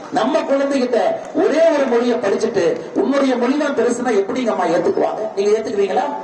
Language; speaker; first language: Tamil; native; Tamil